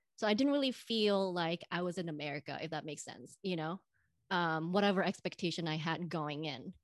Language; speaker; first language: English; non-native, fluent; Indonesian